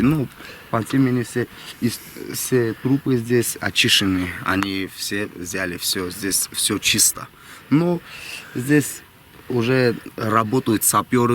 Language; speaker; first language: Russian; non-native, local second language; Armenian